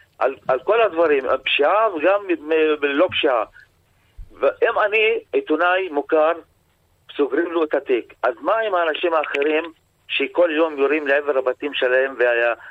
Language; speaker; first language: Hebrew; non-native, local second language; Arabic